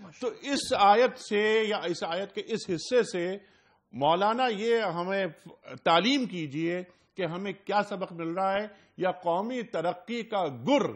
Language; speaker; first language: Urdu; native; Urdu